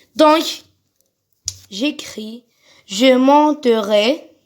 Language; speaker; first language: French; non-native, local second language; Arabic